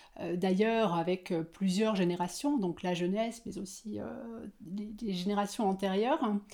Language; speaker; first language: French; native; French